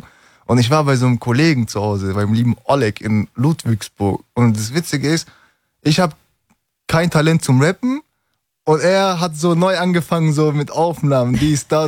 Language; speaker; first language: German; early bilingual, other home language; Turkish